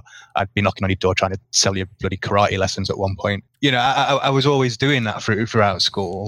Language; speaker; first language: English; native; English